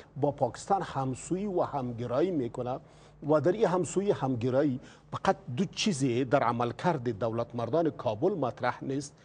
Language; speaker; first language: Persian; native; Persian